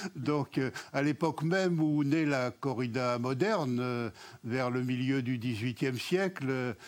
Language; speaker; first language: French; native; French